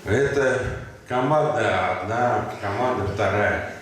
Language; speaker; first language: Russian; non-native, local second language; Tatar